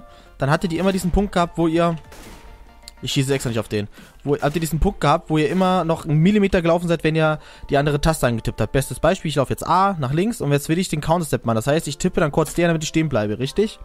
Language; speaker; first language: German; native; German